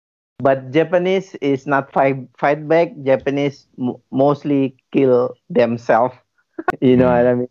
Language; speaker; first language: English; non-native, learner; Indonesian